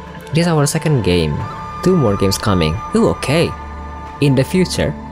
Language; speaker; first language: English; non-native, fluent; Indonesian